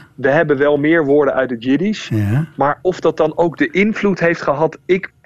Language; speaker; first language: Dutch; native; Dutch